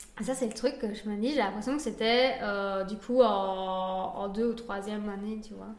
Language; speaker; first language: French; early bilingual, other home language; Spanish